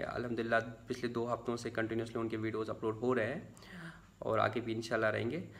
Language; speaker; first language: Hindi; native; Hindi